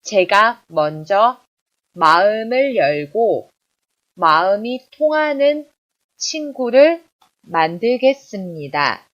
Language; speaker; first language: Korean; non-native, fluent; Chinese